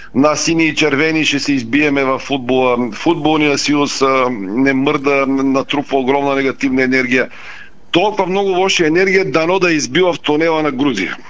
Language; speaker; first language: Bulgarian; native; Bulgarian